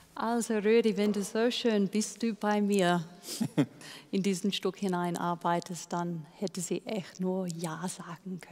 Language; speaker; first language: German; non-native, fluent; English